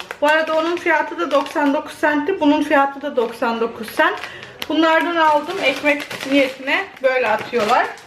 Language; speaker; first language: Turkish; early bilingual, other home language; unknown